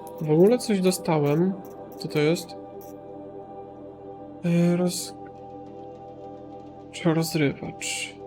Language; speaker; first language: Polish; native; Polish